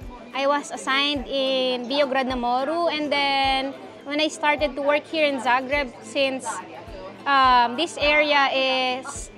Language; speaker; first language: English; non-native, local second language; Filipino